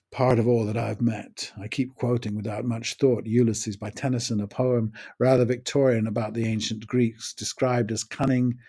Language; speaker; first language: English; native; English